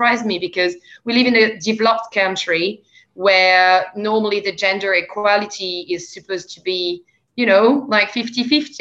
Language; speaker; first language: English; non-native, fluent; French